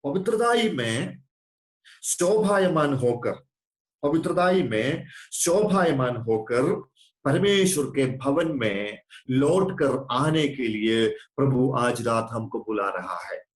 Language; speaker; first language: Hindi; non-native, local second language; Malayalam